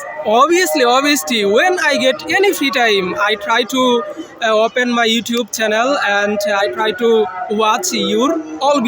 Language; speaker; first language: English; non-native, learner; Bangla